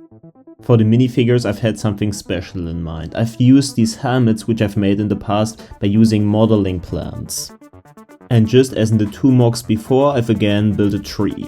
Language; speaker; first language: English; non-native, fluent; German